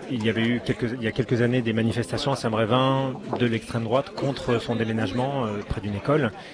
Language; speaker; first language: French; native; French